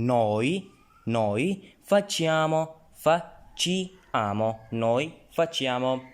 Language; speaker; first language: Italian; non-native, learner; Urdu